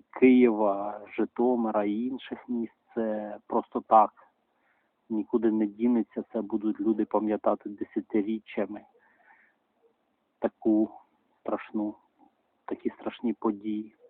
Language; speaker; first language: Ukrainian; non-native, local second language; Russian